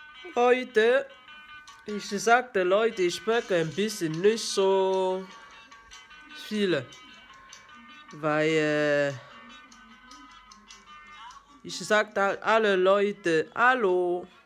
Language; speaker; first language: German; non-native, learner; French